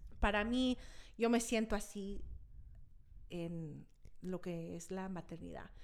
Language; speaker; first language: Spanish; early bilingual, heritage; Spanish